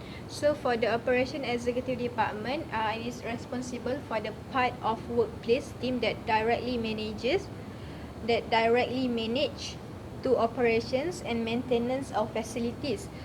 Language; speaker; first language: English; non-native, learner; Malay